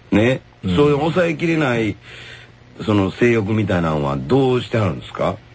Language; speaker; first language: Japanese; native; Japanese